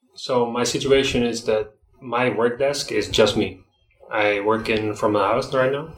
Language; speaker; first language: English; non-native, fluent; Dutch